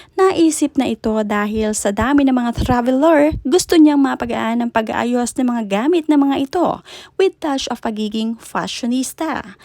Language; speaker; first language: Filipino; native; Filipino